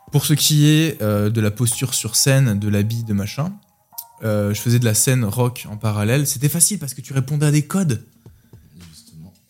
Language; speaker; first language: French; native; French